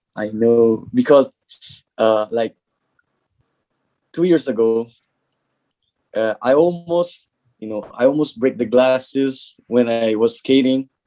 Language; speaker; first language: English; non-native, learner; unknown